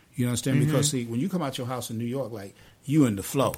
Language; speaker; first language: English; native; English